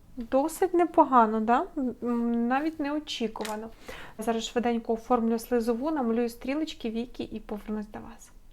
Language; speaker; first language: Ukrainian; non-native, local second language; Russian